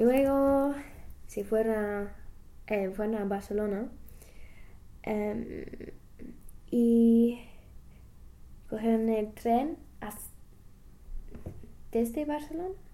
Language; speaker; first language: Spanish; non-native, learner; English